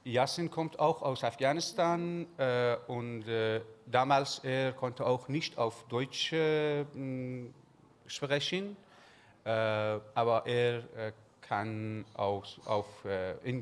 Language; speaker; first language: German; non-native, learner; Persian